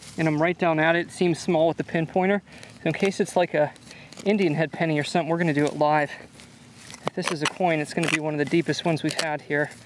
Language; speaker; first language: English; native; English